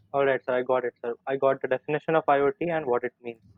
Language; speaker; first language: English; non-native, local second language; Hindi